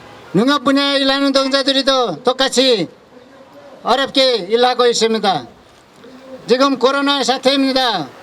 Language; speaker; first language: Korean; non-native, fluent; Nepali